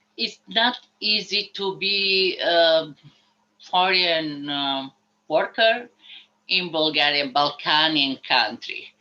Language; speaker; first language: English; non-native, learner; Arabic